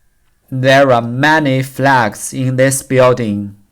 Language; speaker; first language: English; non-native, learner; Chinese